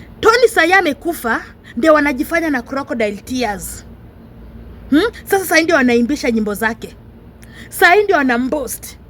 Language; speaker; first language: Swahili; non-native, local second language; Luyia